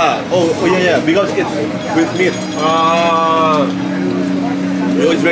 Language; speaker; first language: English; non-native, fluent; Indonesian